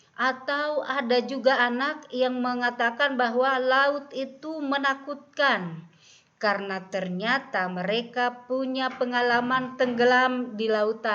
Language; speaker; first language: Indonesian; native; Indonesian